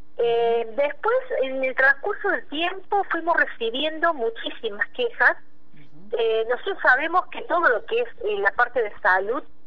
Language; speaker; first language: Spanish; native; Spanish